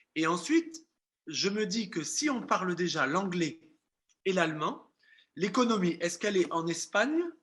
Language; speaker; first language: French; native; French